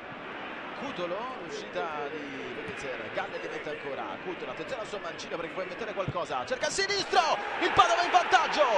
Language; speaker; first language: Italian; native; Italian